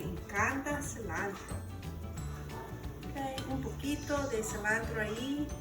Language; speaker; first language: Spanish; non-native, learner; English